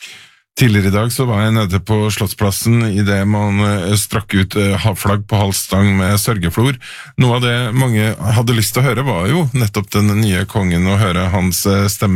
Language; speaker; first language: Norwegian; native; Norwegian